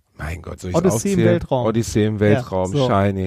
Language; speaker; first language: German; native; German